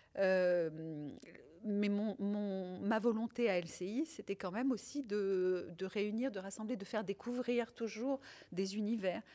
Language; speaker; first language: French; early bilingual, other home language; Italian